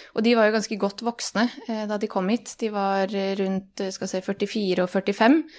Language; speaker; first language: Norwegian; early bilingual, other home language; Bosnian